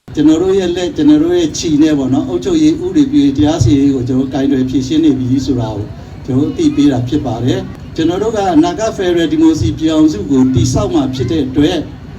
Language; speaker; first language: Burmese; non-native, local second language; Western Kayah